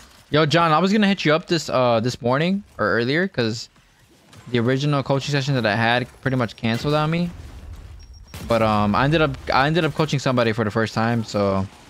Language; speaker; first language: English; early bilingual, other home language; Spanish